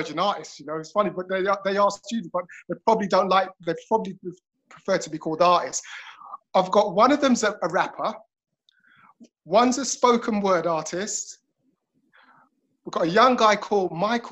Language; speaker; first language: English; native; English